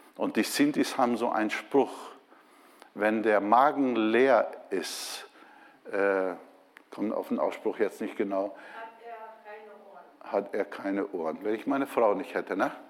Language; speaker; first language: German; non-native, fluent; Portuguese